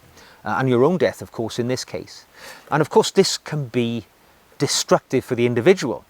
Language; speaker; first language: English; native; English